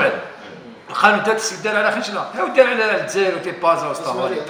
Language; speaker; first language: Arabic; native; Arabic